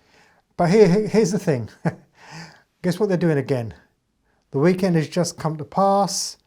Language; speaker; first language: English; native; English